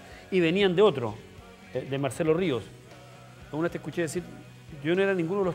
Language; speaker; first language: Spanish; native; Spanish